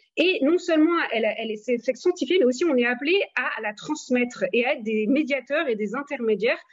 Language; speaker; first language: French; native; French